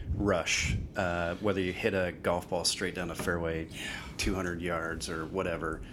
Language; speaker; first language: English; native; English